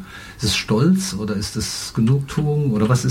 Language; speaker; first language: German; native; German